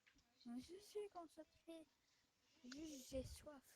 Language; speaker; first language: French; native; French